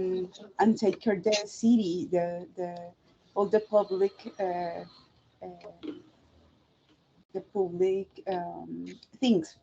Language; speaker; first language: English; non-native, learner; Spanish